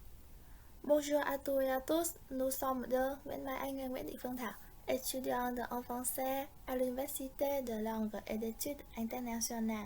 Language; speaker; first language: French; non-native, fluent; Vietnamese